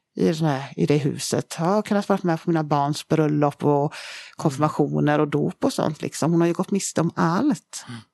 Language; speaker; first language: Swedish; native; Swedish